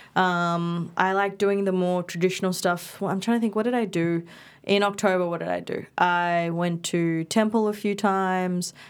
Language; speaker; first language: English; non-native, local second language; Indonesian